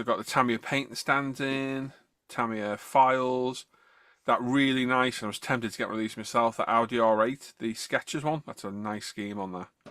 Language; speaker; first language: English; native; English